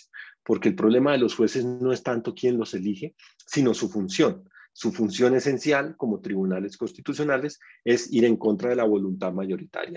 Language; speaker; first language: Spanish; native; Spanish